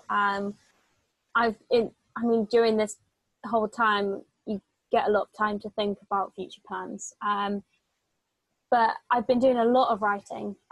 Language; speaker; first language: English; native; English